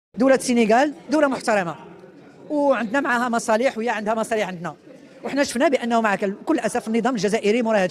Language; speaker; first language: Arabic; native; Arabic